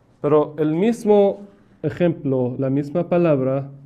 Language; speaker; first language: Spanish; non-native, fluent; Persian